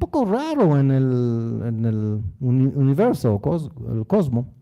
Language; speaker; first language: Spanish; non-native, learner; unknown